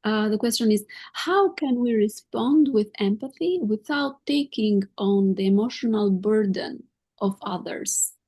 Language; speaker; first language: English; non-native, fluent; Albanian